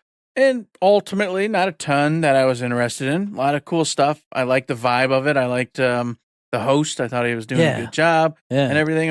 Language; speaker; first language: English; native; English